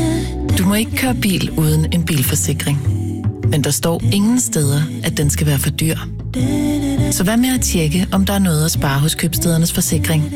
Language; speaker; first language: Danish; native; Danish